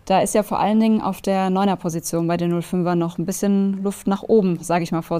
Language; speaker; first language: German; native; German